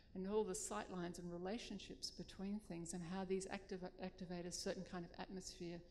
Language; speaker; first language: English; native; English